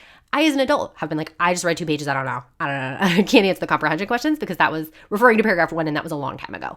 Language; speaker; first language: English; native; English